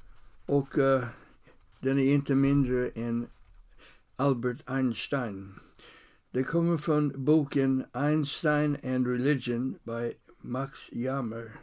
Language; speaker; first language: Swedish; non-native, fluent; English